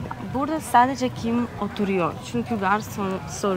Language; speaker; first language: Turkish; non-native, learner; Russian